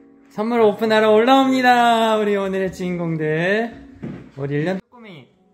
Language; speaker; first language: Korean; native; Korean